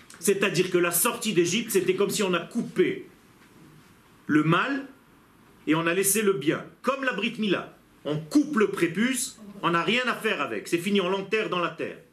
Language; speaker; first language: French; non-native, fluent; Hebrew